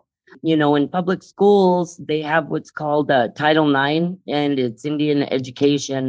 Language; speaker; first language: English; native; English